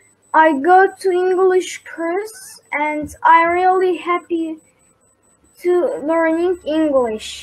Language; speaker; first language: English; non-native, learner; Turkish